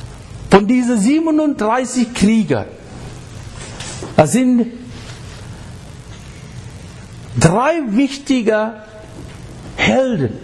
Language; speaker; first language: German; non-native, learner; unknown